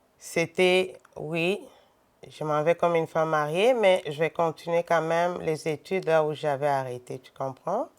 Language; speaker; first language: French; non-native, local second language; Lingala